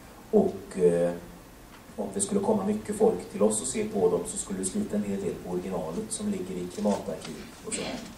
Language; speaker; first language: Swedish; native; Swedish